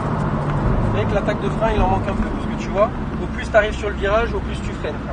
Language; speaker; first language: French; native; French